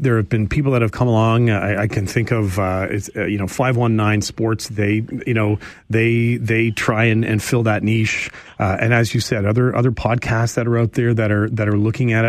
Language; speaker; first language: English; native; English